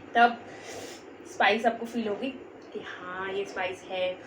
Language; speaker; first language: Hindi; non-native, local second language; Bangla